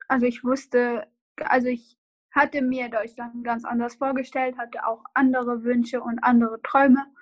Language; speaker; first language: German; non-native, fluent; Arabic